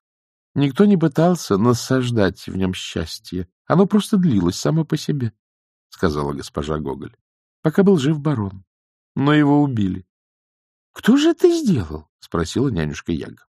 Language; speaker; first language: Russian; native; Russian